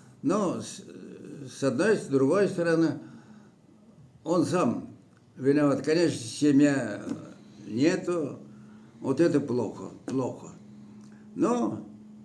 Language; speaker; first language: Russian; non-native, local second language; Kyrgyz